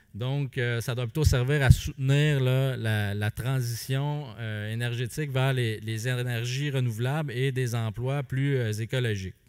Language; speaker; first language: French; native; French